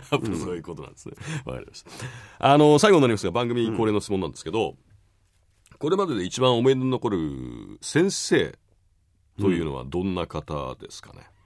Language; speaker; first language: Japanese; native; Japanese